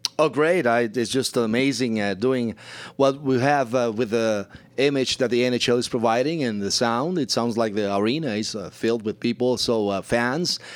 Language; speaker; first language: English; non-native, fluent; Spanish